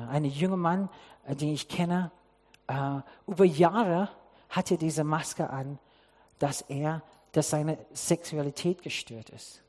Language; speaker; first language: German; non-native, fluent; English